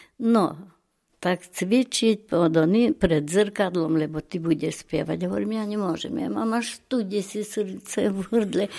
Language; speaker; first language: Slovak; non-native, local second language; Rusyn